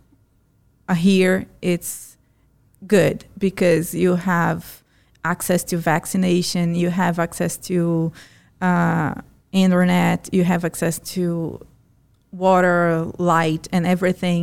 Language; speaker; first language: English; non-native, fluent; Portuguese